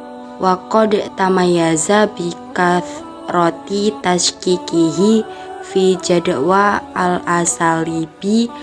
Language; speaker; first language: Arabic; non-native, learner; Indonesian